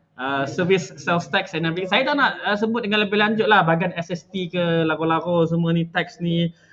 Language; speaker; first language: Malay; native; Malay